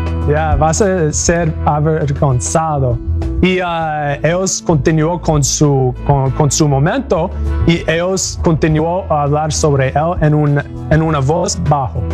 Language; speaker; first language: Spanish; non-native, learner; English